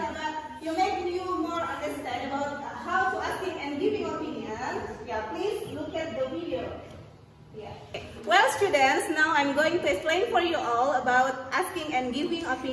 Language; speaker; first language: English; non-native, fluent; Indonesian